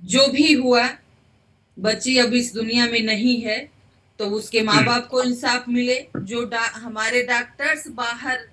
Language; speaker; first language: Hindi; native; Hindi